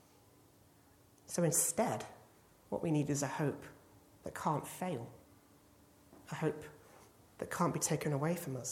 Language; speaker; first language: English; native; English